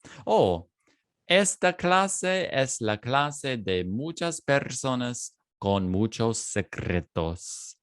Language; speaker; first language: Spanish; non-native, fluent; English